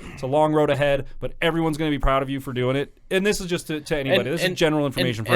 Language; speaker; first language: English; native; English